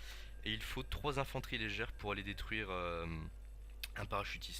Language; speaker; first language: French; native; French